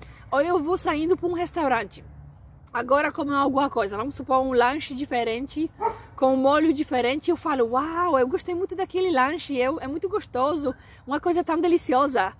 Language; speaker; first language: Portuguese; non-native, fluent; Polish